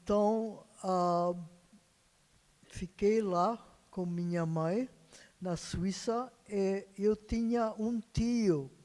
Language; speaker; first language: Portuguese; non-native, fluent; Hungarian